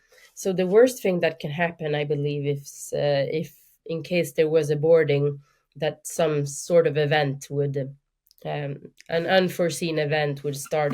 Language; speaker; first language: English; non-native, fluent; Swedish